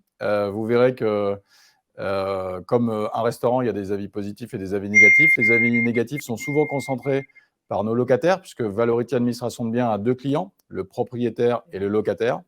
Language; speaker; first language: French; native; French